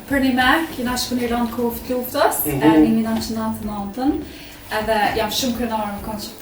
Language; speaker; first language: Albanian; early bilingual, heritage; Albanian